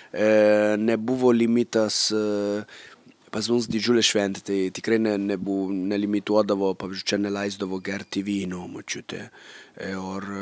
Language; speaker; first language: Lithuanian; non-native, fluent; Italian